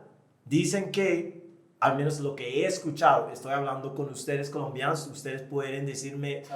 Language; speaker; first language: Spanish; non-native, fluent; English